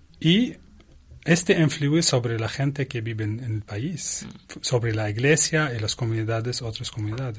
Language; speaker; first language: Spanish; non-native, learner; Arabic